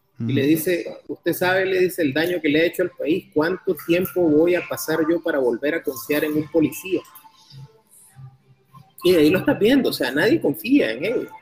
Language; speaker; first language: Spanish; native; Spanish